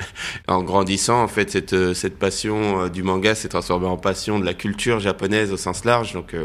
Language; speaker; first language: French; native; French